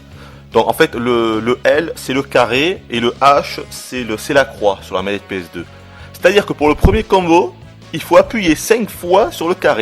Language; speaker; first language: French; native; French